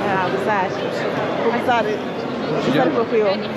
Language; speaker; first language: Turkish; non-native, learner; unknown